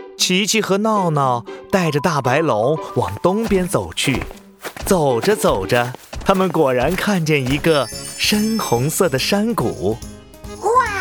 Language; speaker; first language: Chinese; native; Chinese